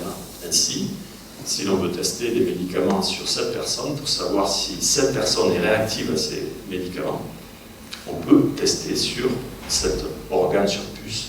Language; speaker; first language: French; native; French